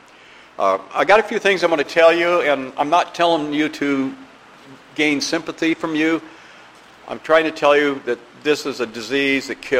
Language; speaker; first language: English; native; English